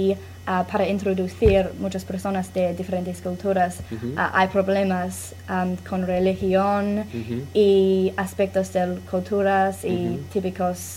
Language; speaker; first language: Spanish; non-native, learner; English